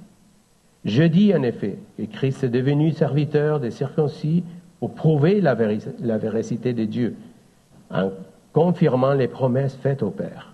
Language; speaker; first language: French; native; French